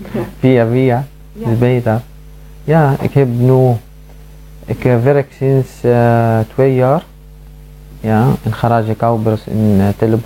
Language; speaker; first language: Dutch; non-native, learner; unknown